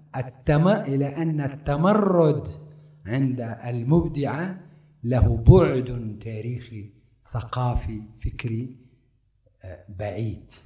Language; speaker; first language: Arabic; native; Arabic